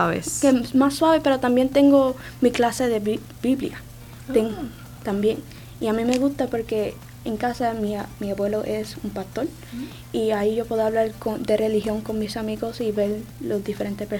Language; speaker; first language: Spanish; early bilingual, other home language; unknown